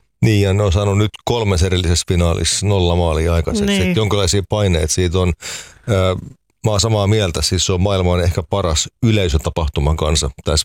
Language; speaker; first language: Finnish; native; Finnish